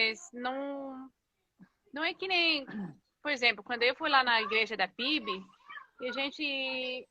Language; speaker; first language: Portuguese; non-native, fluent; English